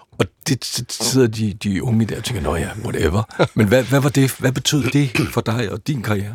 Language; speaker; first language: Danish; native; Danish